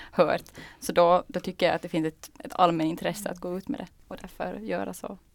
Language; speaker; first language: Swedish; native; Swedish